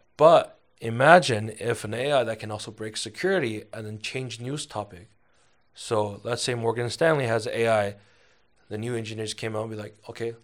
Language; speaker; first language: English; early bilingual, other home language; Chinese